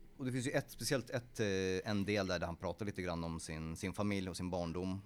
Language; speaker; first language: Swedish; early bilingual, other home language; Polish